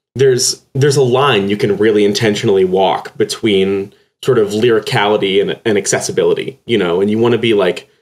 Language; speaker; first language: English; native; English